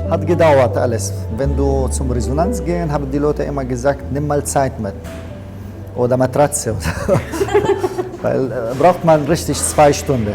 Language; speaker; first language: German; non-native, learner; Arabic